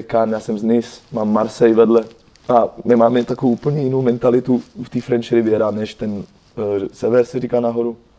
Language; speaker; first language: Czech; non-native, fluent; French